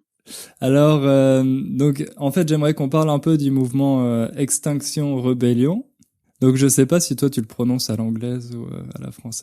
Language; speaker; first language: French; native; French